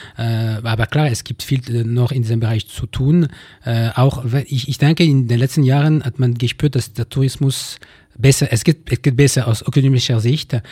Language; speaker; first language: German; non-native, local second language; French